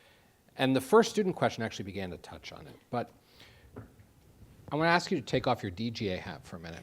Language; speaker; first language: English; native; English